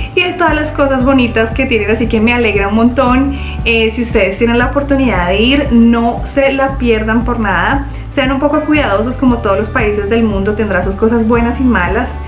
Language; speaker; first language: Spanish; native; Spanish